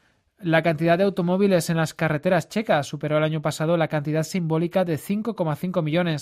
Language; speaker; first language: Spanish; native; Spanish